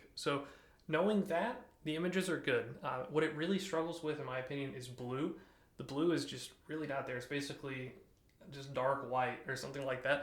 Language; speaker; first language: English; native; English